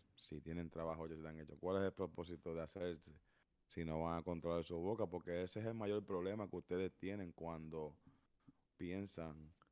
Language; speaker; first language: Spanish; early bilingual, heritage; Spanish